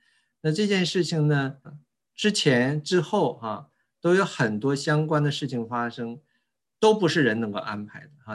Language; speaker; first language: Chinese; native; Chinese